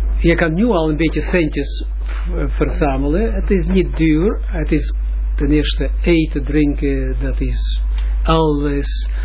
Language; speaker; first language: Dutch; non-native, fluent; Russian